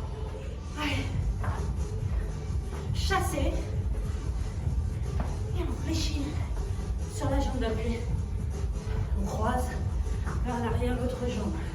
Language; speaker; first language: French; native; French